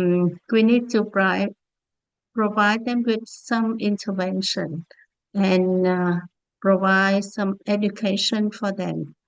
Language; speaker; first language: English; non-native, learner; Vietnamese